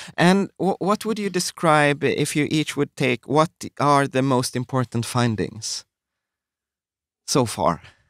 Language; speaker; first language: English; non-native, fluent; Swedish